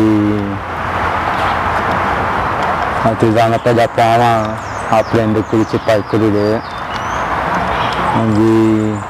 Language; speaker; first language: Portuguese; non-native, local second language; Guarani